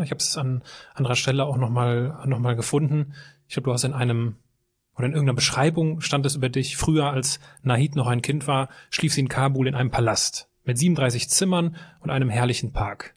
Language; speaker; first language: German; native; German